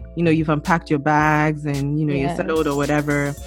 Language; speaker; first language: English; non-native, local second language; Akan